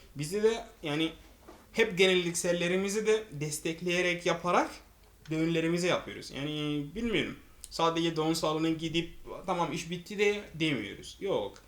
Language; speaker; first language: Turkish; non-native, fluent; Arabic